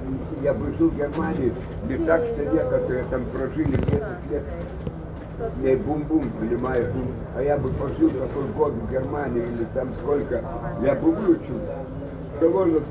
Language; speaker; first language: Russian; non-native, fluent; Lithuanian